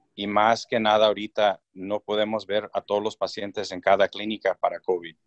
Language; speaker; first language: Spanish; early bilingual, heritage; Spanish